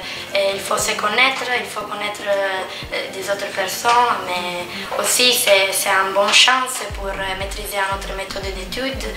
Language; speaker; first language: French; non-native, fluent; Italian